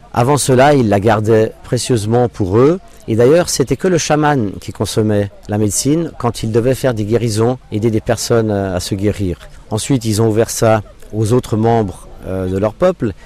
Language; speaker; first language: French; non-native, local second language; English